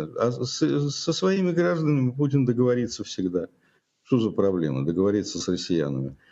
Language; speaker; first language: Russian; native; Russian